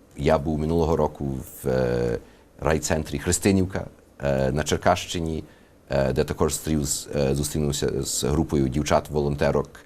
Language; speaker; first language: Ukrainian; early bilingual, heritage; Ukrainian